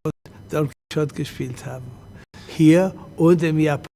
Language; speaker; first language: German; non-native, fluent; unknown